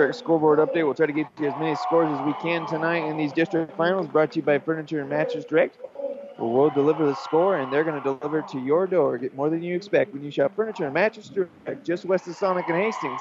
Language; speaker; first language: English; native; English